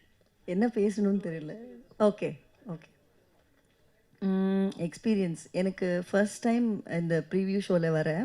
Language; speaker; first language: Tamil; non-native, fluent; Kannada